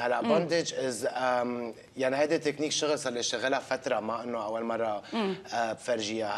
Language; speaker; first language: Arabic; early bilingual, other home language; English